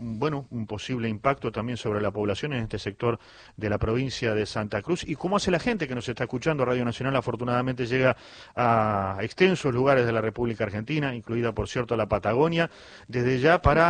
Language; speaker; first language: Spanish; native; Spanish